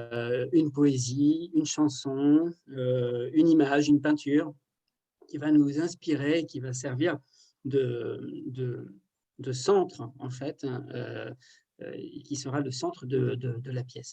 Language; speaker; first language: French; native; French